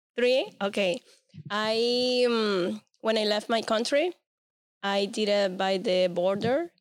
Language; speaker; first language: English; non-native, learner; Spanish